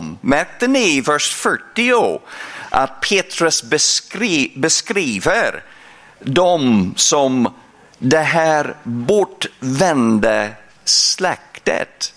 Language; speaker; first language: Swedish; non-native, fluent; English